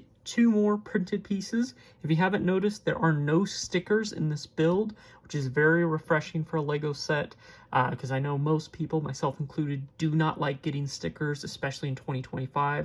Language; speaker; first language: English; native; English